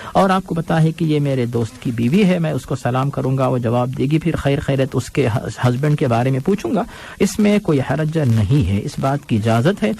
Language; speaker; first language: Urdu; native; Urdu